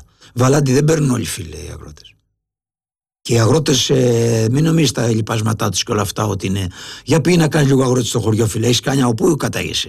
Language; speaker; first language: Greek; native; Greek